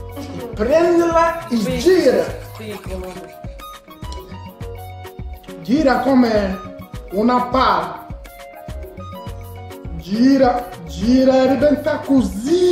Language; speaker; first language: Italian; non-native, learner; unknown